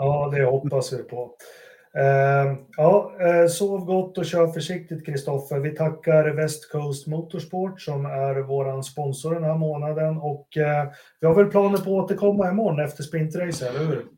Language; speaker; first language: Swedish; native; Swedish